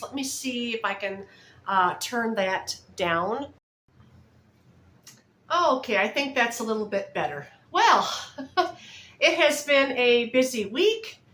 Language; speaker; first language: English; native; English